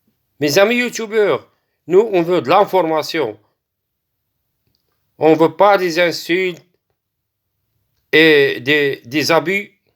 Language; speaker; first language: French; non-native, local second language; Arabic